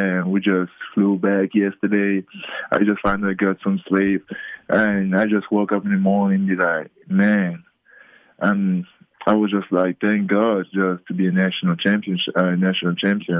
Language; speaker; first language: English; non-native, local second language; French